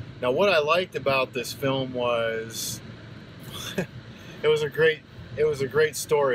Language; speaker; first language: English; native; English